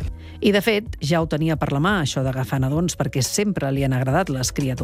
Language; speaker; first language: Catalan; native; Catalan